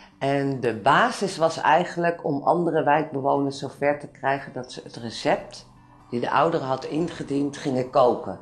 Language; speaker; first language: Dutch; native; Dutch